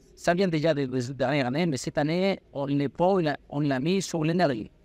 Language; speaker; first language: French; non-native, learner; Spanish